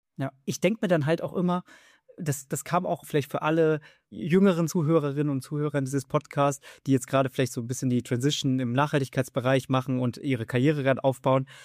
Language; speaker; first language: German; early bilingual, other home language; Vietnamese